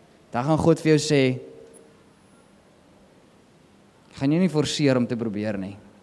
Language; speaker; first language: Afrikaans; native; Afrikaans